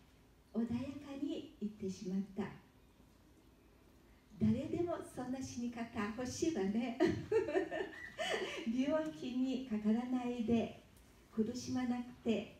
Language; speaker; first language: Japanese; early bilingual, heritage; Japanese